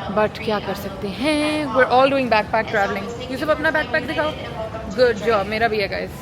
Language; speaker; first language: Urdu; native; Urdu